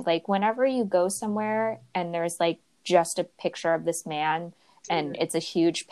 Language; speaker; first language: English; native; English